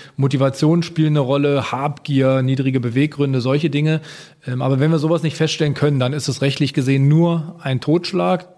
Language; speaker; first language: German; native; German